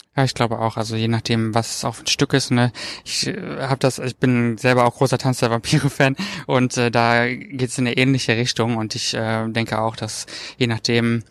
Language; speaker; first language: German; native; German